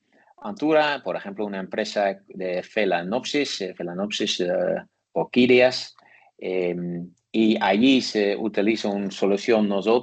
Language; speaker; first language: Spanish; non-native, learner; Dutch